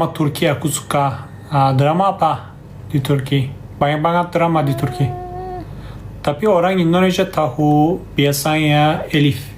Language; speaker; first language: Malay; non-native, learner; Turkish